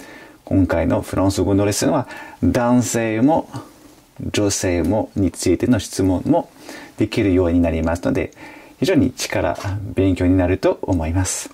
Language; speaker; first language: Japanese; non-native, fluent; French